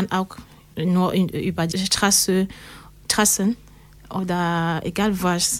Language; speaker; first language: German; non-native, learner; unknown